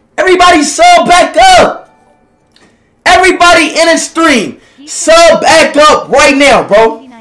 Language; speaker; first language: English; native; English